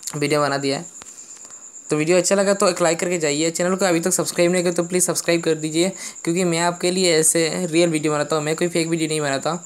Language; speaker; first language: Hindi; non-native, local second language; Bangla